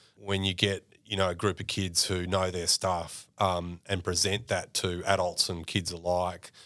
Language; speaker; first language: English; native; English